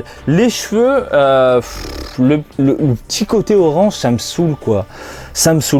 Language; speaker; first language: French; native; French